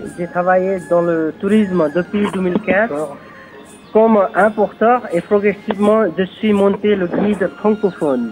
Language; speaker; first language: French; non-native, learner; Nepali